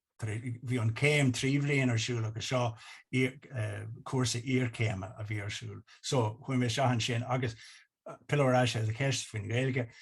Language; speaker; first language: Irish; non-native, local second language; English